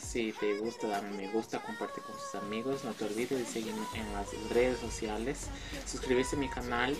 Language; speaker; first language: Spanish; non-native, fluent; Portuguese